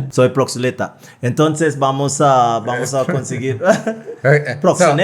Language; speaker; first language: Spanish; non-native, fluent; English